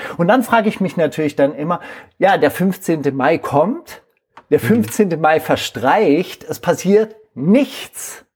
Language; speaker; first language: German; native; German